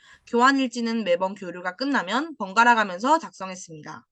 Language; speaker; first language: Korean; native; Korean